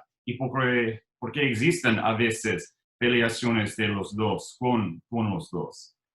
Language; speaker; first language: Spanish; non-native, learner; English